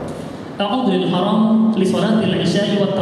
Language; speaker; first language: Arabic; non-native, learner; Indonesian